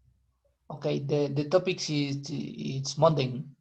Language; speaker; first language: English; non-native, learner; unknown